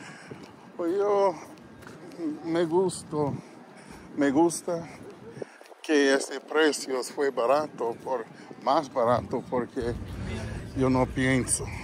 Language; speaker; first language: Spanish; non-native, learner; English